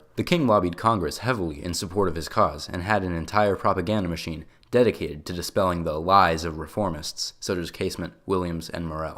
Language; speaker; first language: English; native; English